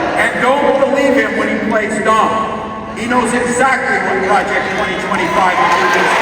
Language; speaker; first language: English; native; English